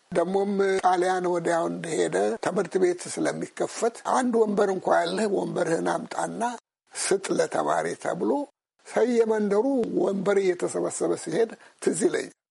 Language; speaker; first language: Amharic; native; Amharic